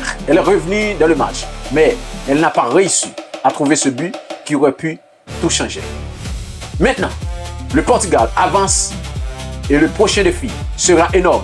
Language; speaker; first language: French; non-native, local second language; Haitian Creole